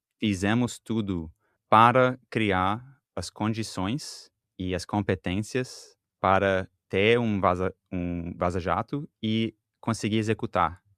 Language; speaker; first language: Portuguese; non-native, fluent; English